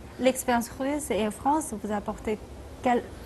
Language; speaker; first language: French; non-native, fluent; Chinese